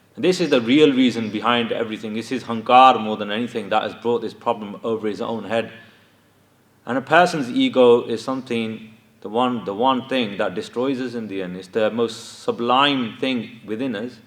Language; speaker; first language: English; early bilingual, other home language; Punjabi